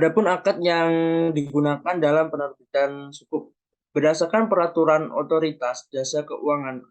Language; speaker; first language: Indonesian; native; Indonesian